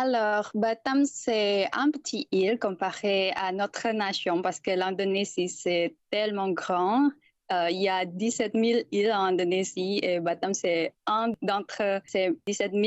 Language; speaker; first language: French; non-native, fluent; Indonesian